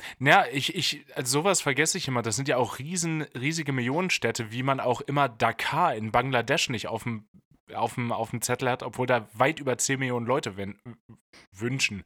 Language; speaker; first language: German; native; German